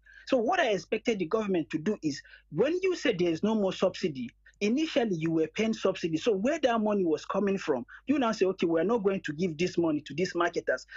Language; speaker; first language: English; non-native, local second language; Hausa